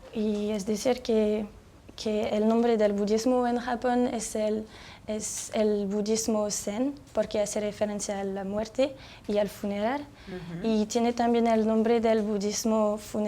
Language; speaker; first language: Spanish; non-native, fluent; French